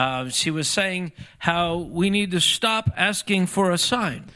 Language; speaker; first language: English; native; English